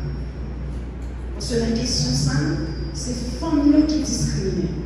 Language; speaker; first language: French; non-native, local second language; Haitian Creole